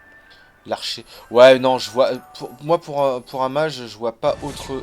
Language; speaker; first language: French; native; French